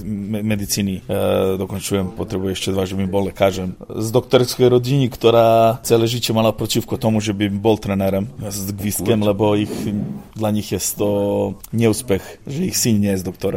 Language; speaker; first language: Polish; non-native, learner; Serbian